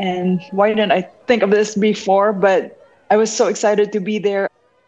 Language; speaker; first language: English; non-native, local second language; Hiligaynon